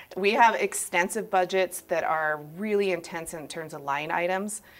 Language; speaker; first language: English; native; English